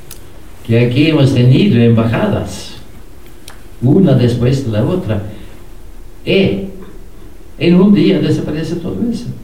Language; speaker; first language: Spanish; non-native, fluent; Norwegian